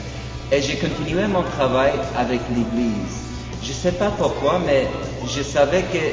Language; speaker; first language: French; non-native, fluent; Polish